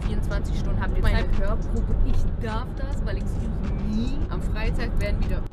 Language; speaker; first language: German; native; German